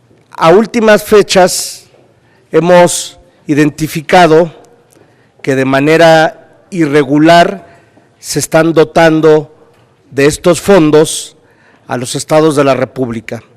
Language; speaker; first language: Spanish; native; Spanish